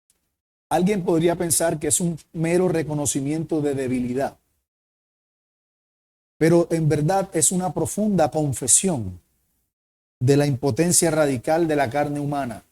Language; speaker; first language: Spanish; native; Spanish